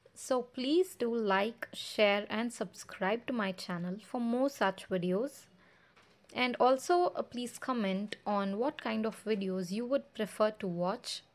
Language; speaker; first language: English; non-native, local second language; Kannada